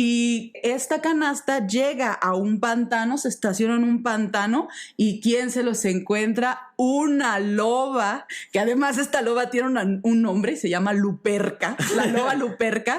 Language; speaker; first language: Spanish; native; Spanish